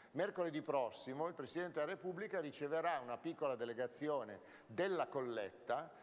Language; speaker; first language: Italian; native; Italian